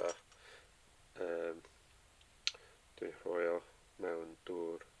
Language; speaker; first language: Welsh; non-native, learner; English